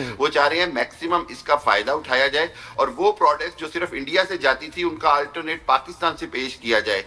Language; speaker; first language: Urdu; non-native, local second language; Punjabi